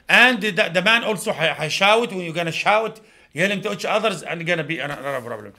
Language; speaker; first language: English; non-native, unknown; Arabic